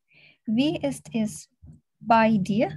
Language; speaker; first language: German; non-native, learner; Arabic